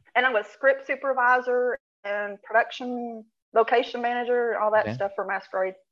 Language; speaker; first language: English; native; English